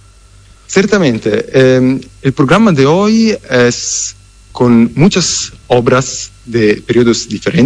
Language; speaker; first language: Spanish; non-native, fluent; Italian